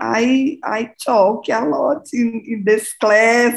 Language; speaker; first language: English; non-native, learner; Portuguese